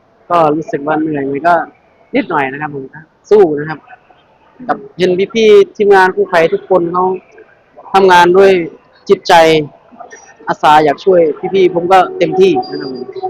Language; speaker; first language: Thai; non-native, fluent; Khmer